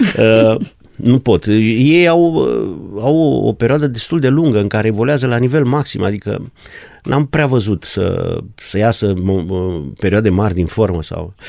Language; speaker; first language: Romanian; non-native, local second language; German